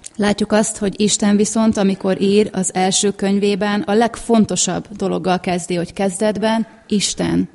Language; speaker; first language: Hungarian; native; Hungarian